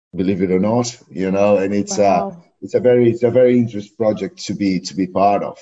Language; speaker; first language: English; non-native, fluent; Portuguese